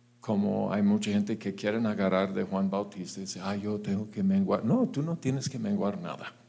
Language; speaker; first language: Spanish; non-native, fluent; English